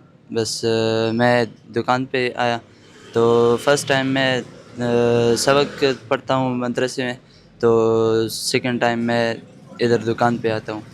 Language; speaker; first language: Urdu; non-native, local second language; Pashto